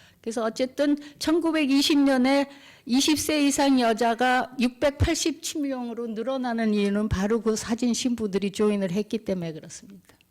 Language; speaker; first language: Korean; native; Korean